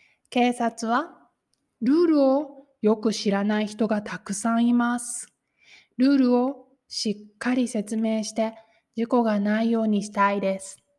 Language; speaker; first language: Japanese; native; Japanese